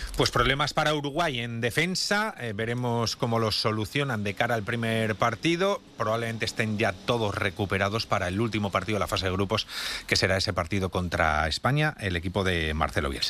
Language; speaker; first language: Spanish; native; Spanish